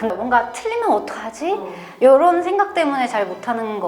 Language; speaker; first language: Korean; non-native, fluent; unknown